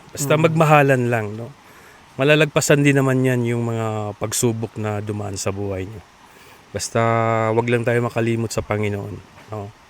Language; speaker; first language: Filipino; non-native, local second language; Cebuano